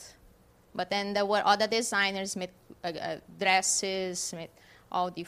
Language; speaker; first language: English; non-native, fluent; German